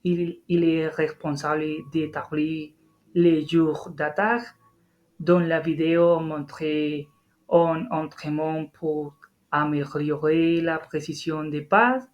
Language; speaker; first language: French; non-native, learner; Spanish